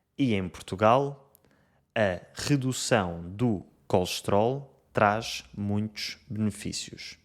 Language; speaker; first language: Portuguese; native; Portuguese